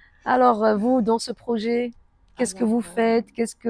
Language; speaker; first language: French; non-native, local second language; Arabic